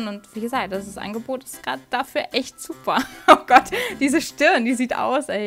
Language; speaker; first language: German; native; German